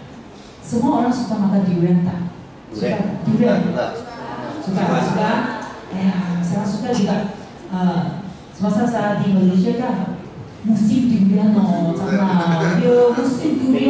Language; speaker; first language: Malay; non-native, local second language; Chinese